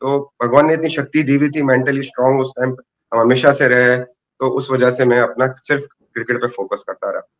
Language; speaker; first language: Urdu; native; Urdu